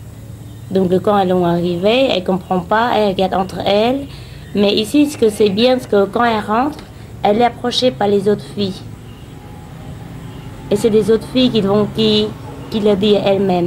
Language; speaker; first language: French; non-native, learner; Khmer